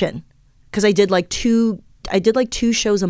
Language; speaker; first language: English; early bilingual, other home language; Chinese